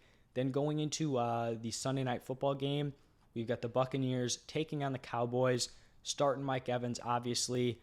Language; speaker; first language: English; native; English